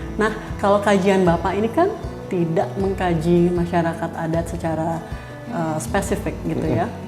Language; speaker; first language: Indonesian; native; Indonesian